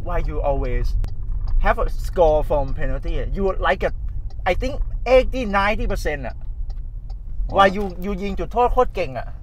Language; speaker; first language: English; non-native, learner; Thai